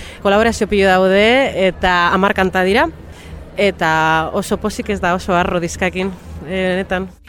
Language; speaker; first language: Basque; non-native, local second language; Spanish